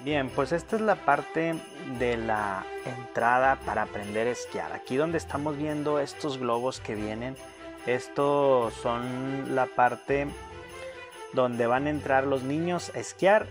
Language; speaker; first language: Spanish; native; Spanish